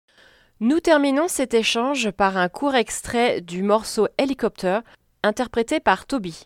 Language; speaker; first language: French; native; French